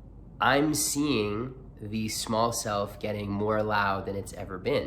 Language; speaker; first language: English; native; English